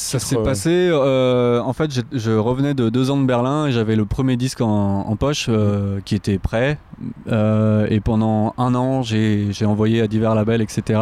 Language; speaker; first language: French; native; French